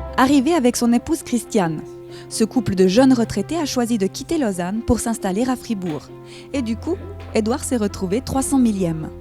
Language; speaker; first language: French; native; French